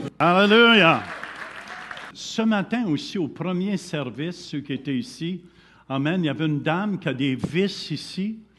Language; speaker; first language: French; native; French